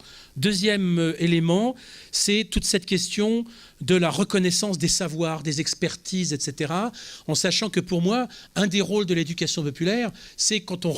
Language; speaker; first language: French; native; French